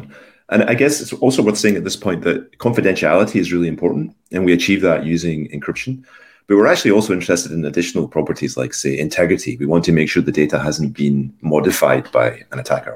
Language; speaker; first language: English; native; English